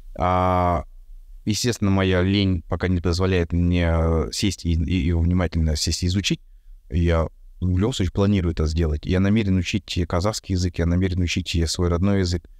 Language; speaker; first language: Russian; native; Russian